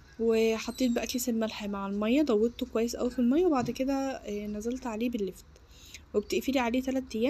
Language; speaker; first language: Arabic; native; Arabic